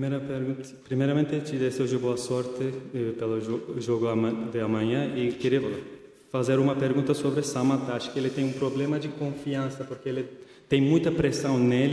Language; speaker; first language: Portuguese; non-native, fluent; Turkish